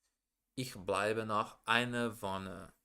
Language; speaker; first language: German; non-native, learner; Portuguese